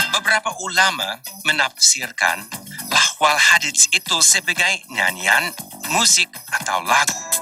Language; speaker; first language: Indonesian; non-native, fluent; English